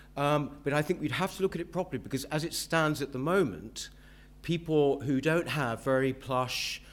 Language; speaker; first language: English; native; English